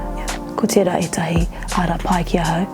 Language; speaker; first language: Māori; non-native, local second language; English